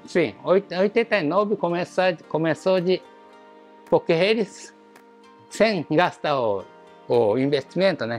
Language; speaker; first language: Portuguese; non-native, learner; Japanese